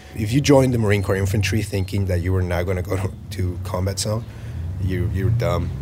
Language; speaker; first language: English; early bilingual, other home language; Spanish